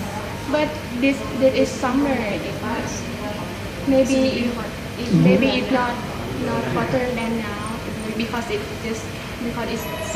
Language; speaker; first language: English; non-native, learner; Thai